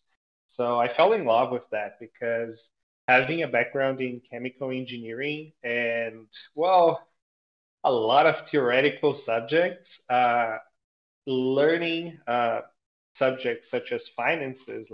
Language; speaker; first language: English; non-native, fluent; Portuguese